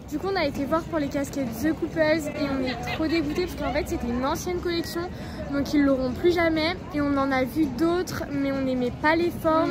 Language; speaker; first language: French; native; French